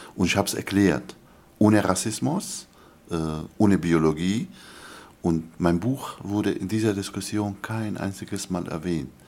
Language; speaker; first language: German; non-native, fluent; Arabic